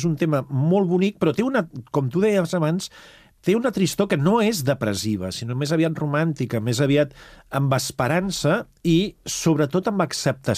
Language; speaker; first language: Catalan; native; Catalan